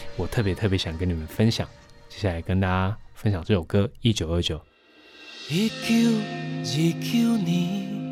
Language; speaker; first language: Chinese; non-native, local second language; Min Nan Chinese